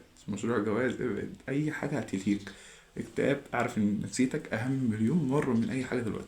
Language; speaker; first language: Arabic; native; Arabic